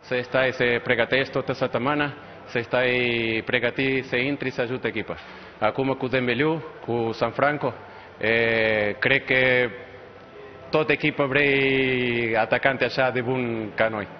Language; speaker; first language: Romanian; non-native, learner; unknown